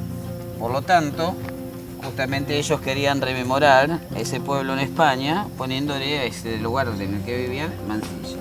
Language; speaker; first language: Spanish; native; Spanish